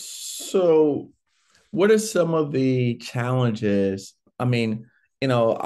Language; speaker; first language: English; native; English